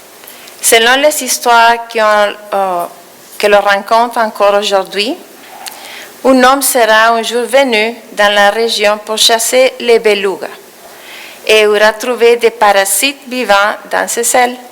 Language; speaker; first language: French; non-native, fluent; Spanish